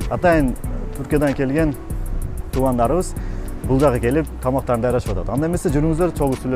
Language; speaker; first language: Kyrgyz; native; Kyrgyz